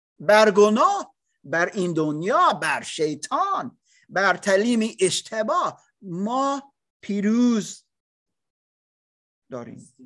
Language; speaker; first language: Persian; non-native, learner; English